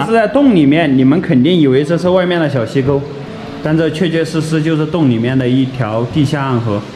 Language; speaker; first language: Chinese; native; Chinese